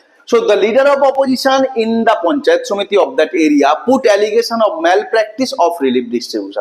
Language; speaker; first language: English; non-native, local second language; Bangla